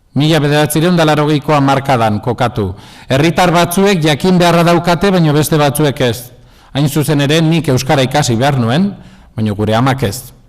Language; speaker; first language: Basque; non-native, local second language; Spanish